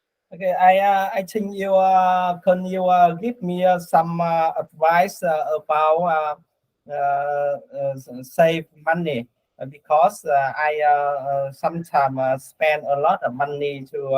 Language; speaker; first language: English; non-native, learner; Vietnamese